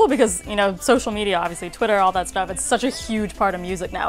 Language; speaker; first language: English; native; English